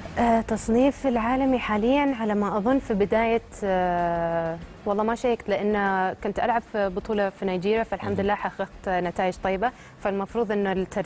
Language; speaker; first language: Arabic; native; Arabic